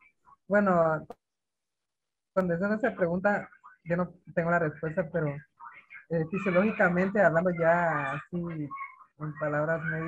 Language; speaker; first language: Spanish; native; Spanish